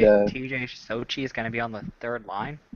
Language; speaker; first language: English; native; English